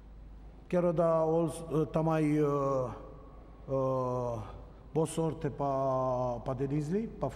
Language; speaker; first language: Portuguese; non-native, fluent; Romanian